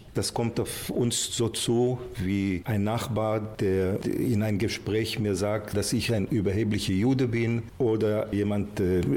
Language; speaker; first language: German; early bilingual, heritage; Hebrew